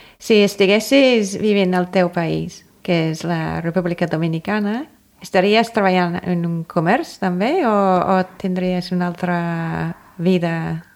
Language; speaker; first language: Catalan; non-native, fluent; English